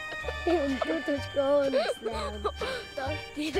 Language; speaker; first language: German; non-native, local second language; Italian